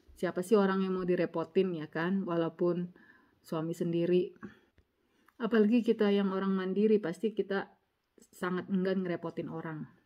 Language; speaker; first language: Indonesian; native; Indonesian